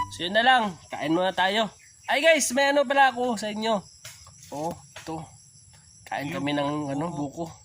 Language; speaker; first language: Filipino; non-native, local second language; Cebuano